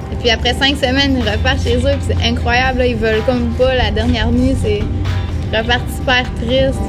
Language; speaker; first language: French; native; French